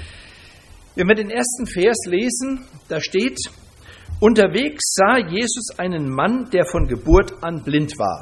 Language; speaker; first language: German; native; German